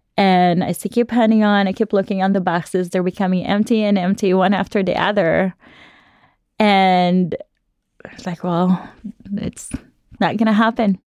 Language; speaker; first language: English; non-native, local second language; Cebuano